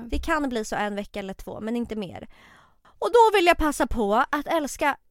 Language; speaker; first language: Swedish; early bilingual, other home language; Serbian